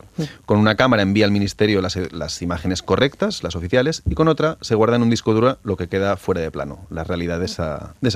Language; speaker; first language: Spanish; native; Spanish